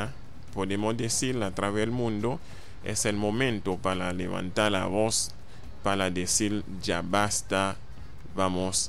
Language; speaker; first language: Spanish; non-native, fluent; Haitian Creole